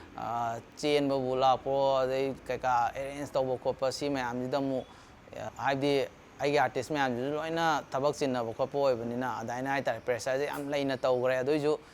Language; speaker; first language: Manipuri; native; Manipuri